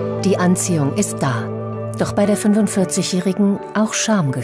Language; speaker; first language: German; native; German